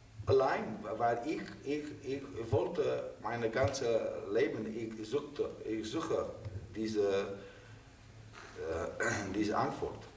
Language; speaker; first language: German; non-native, learner; English